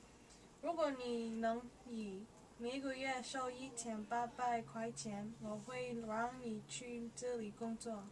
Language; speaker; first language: Chinese; non-native, learner; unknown